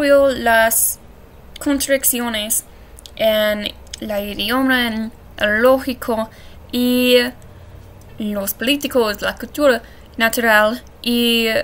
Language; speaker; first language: Spanish; non-native, learner; English